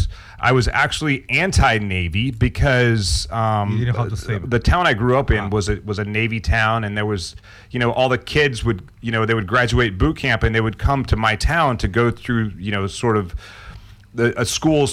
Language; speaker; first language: English; native; English